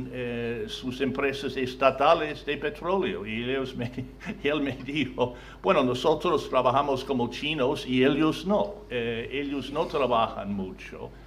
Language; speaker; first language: Spanish; non-native, fluent; English